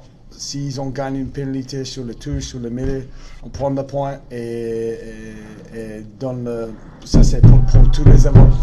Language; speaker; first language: French; non-native, learner; English